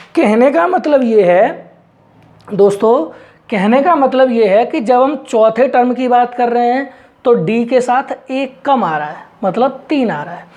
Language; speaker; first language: Hindi; native; Hindi